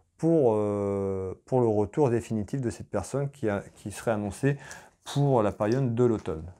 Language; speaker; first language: French; native; French